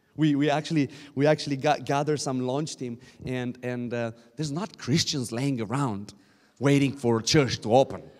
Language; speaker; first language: English; non-native, fluent; Romanian